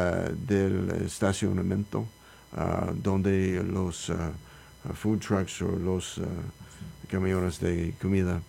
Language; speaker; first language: Spanish; non-native, learner; English